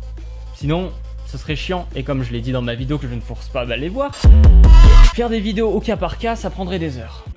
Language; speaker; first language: French; native; French